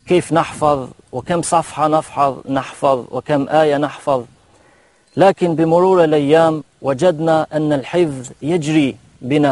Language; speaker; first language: Arabic; non-native, local second language; Albanian